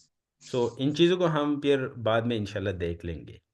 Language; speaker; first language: Hindi; non-native, local second language; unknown